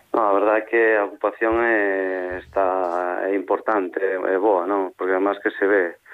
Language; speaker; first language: Galician; native; Galician